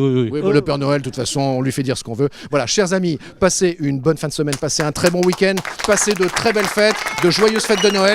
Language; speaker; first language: French; native; French